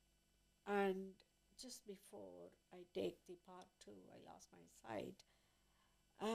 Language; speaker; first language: English; non-native, local second language; Tamil